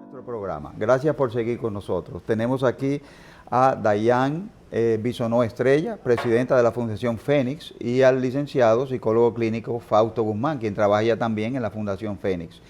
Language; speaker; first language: Spanish; native; Spanish